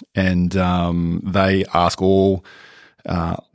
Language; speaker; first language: English; native; English